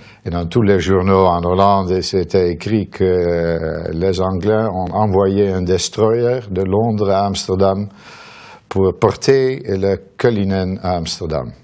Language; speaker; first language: French; non-native, fluent; Dutch